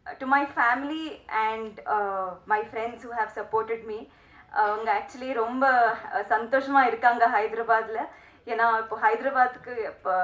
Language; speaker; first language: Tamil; non-native, learner; Telugu